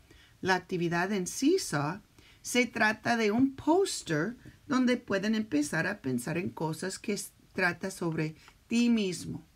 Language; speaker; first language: Spanish; early bilingual, heritage; Spanish